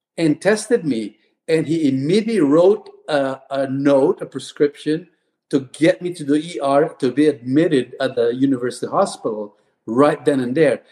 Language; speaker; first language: English; non-native, local second language; Cebuano